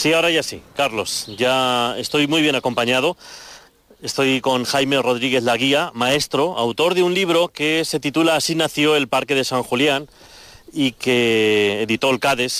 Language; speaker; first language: Spanish; native; Spanish